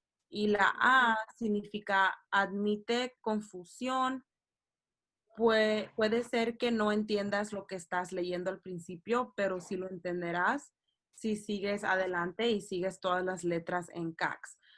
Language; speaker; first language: Spanish; early bilingual, heritage; Spanish